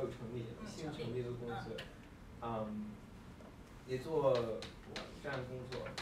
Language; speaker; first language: Chinese; non-native, learner; English